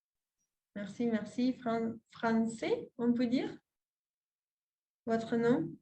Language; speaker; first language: French; non-native, fluent; Spanish